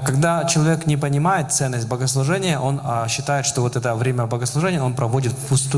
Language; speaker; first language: Russian; native; Russian